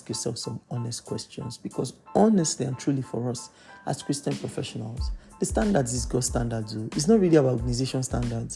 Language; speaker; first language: English; non-native, local second language; Yoruba